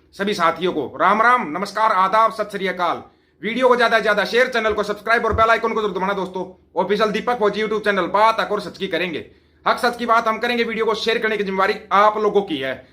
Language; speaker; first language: Hindi; non-native, local second language; Punjabi